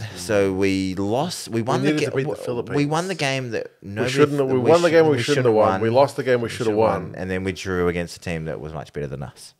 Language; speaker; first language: English; native; English